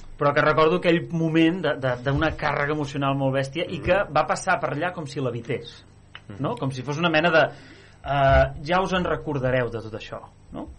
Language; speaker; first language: Catalan; native; Catalan